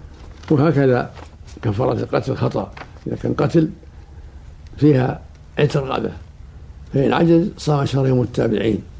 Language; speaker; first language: Arabic; native; Arabic